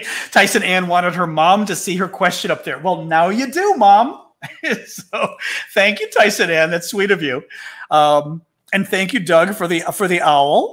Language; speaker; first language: English; native; English